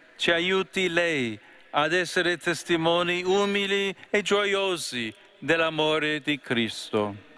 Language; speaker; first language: Italian; non-native, fluent; English